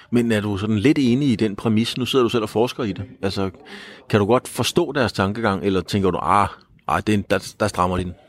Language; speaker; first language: Danish; native; Danish